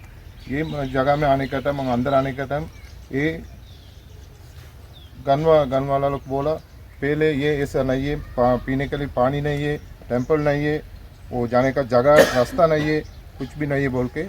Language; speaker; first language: Hindi; non-native, learner; Tamil